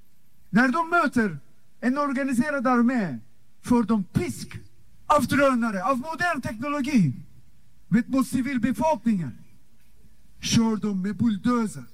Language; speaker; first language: Swedish; non-native, fluent; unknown